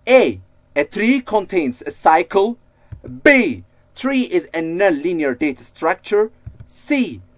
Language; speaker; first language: English; non-native, local second language; Amharic